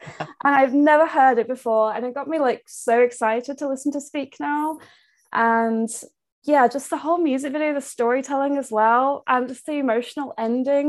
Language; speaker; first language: English; native; English